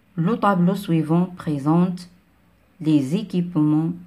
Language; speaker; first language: French; non-native, local second language; Arabic